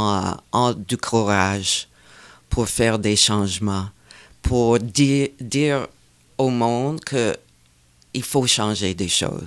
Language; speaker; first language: French; non-native, fluent; English